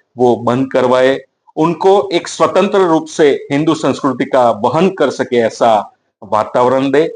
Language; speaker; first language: Hindi; non-native, local second language; Gujarati